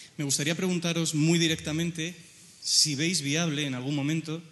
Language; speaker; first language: Spanish; native; Spanish